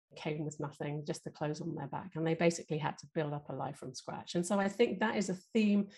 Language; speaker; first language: English; native; English